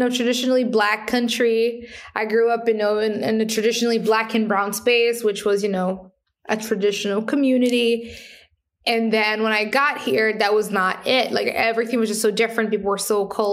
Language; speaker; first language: English; non-native, fluent; Portuguese